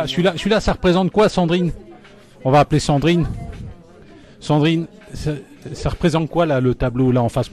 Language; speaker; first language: French; native; French